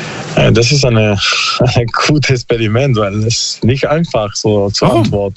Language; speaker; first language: German; non-native, learner; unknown